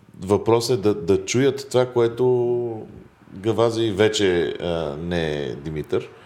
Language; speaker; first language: Bulgarian; native; Bulgarian